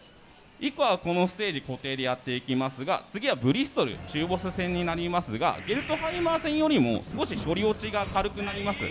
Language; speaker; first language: Japanese; native; Japanese